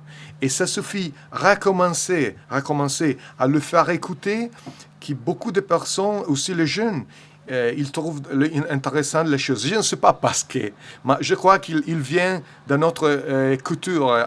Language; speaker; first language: French; non-native, learner; Italian